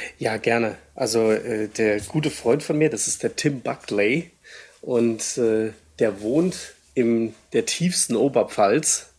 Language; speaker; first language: German; native; German